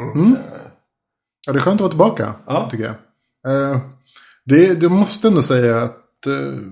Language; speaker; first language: Swedish; early bilingual, other home language; Spanish